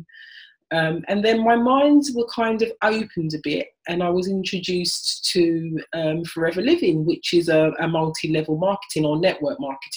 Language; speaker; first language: English; native; English